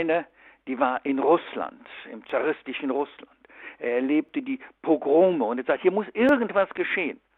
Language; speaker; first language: German; native; German